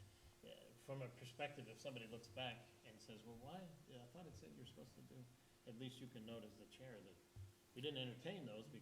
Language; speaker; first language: English; native; English